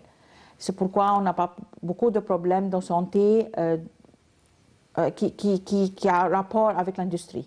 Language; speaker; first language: French; non-native, learner; Arabic